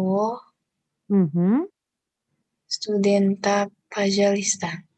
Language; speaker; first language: Russian; non-native, learner; Indonesian